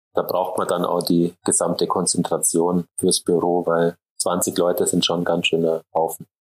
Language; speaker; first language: German; native; German